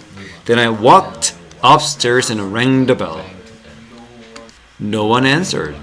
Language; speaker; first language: English; non-native, fluent; Korean